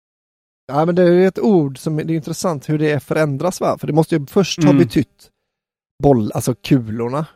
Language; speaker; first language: Swedish; native; Swedish